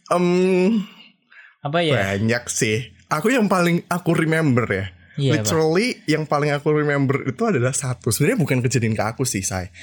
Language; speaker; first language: Indonesian; native; Indonesian